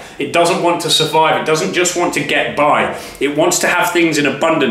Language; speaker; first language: English; native; English